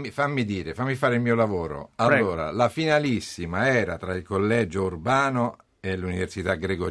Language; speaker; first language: Italian; native; Italian